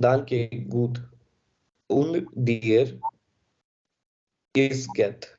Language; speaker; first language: German; non-native, learner; Hindi